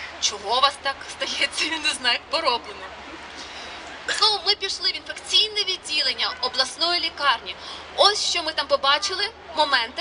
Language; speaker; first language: Ukrainian; native; Ukrainian